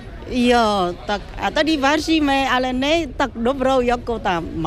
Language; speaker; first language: Czech; non-native, fluent; Vietnamese